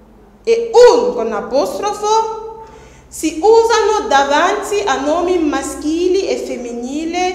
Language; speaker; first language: Italian; non-native, fluent; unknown